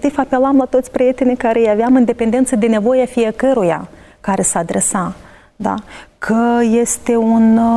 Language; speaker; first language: Romanian; early bilingual, heritage; Romanian